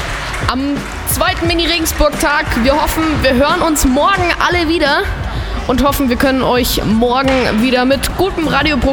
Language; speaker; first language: German; native; German